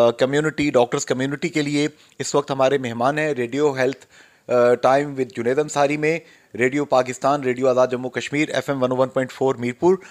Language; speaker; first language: Urdu; non-native, local second language; Pahari-Potwari